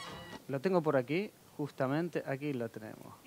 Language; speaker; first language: Spanish; native; Spanish